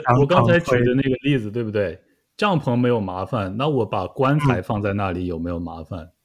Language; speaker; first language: Chinese; native; Chinese